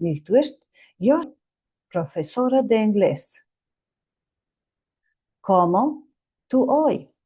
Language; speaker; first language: Spanish; non-native, fluent; Mongolian